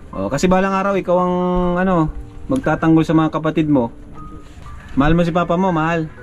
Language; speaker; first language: Filipino; native; Filipino